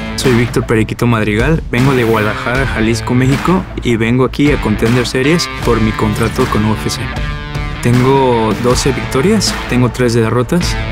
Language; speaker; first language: Spanish; native; Spanish